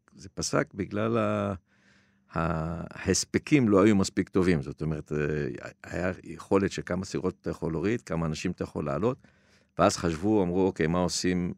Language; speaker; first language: Hebrew; native; Hebrew